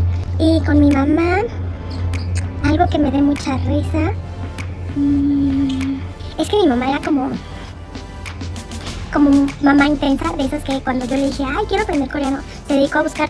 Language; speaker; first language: Spanish; native; Spanish